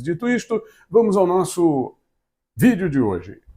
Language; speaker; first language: Portuguese; native; Portuguese